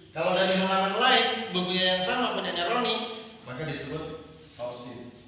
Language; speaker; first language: Indonesian; native; Indonesian